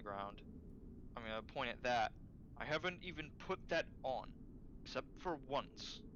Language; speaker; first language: English; native; English